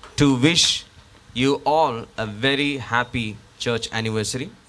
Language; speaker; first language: English; non-native, local second language; Tamil